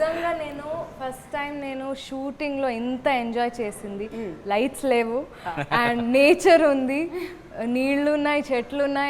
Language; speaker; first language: Telugu; non-native, local second language; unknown